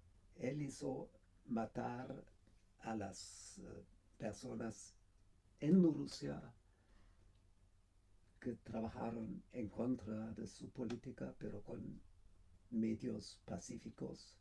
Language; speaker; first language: Spanish; non-native, fluent; German